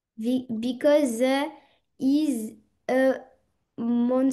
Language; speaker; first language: English; non-native, learner; French